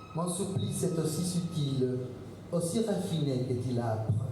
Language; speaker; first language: French; non-native, fluent; Spanish